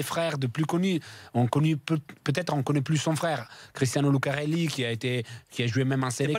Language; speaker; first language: French; non-native, fluent; Italian